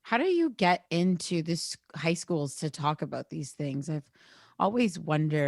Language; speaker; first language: English; native; English